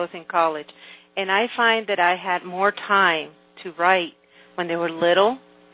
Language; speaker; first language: English; native; English